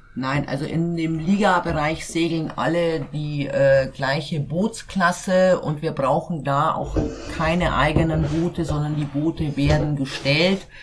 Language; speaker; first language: German; native; German